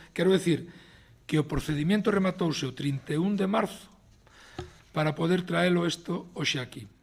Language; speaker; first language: Spanish; native; Spanish